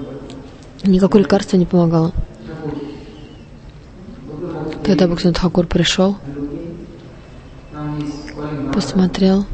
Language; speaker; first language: Russian; non-native, learner; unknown